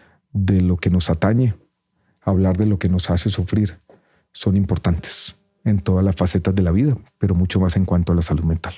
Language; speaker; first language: Spanish; native; Spanish